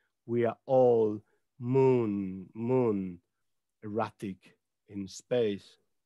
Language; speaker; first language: English; non-native, fluent; Spanish